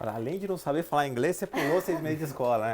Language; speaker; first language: Portuguese; native; Portuguese